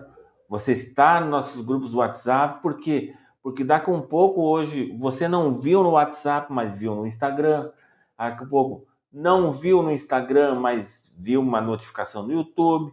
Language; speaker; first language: Portuguese; native; Portuguese